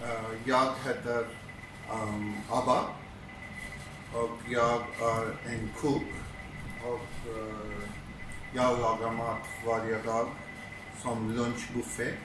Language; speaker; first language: Swedish; non-native, local second language; Punjabi